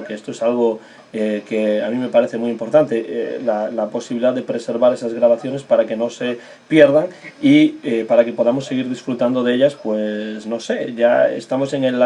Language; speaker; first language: Spanish; native; Spanish